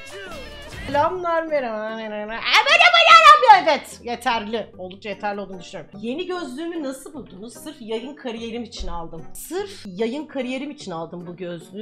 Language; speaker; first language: Turkish; native; Turkish